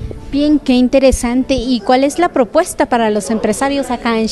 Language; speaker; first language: Spanish; native; Spanish